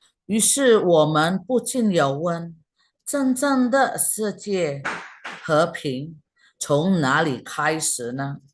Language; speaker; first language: Chinese; non-native, fluent; Indonesian